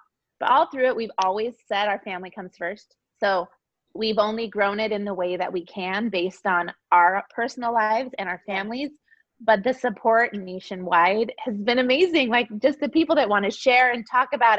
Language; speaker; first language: English; native; English